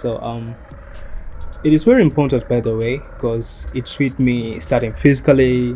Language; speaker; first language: English; non-native, local second language; Swahili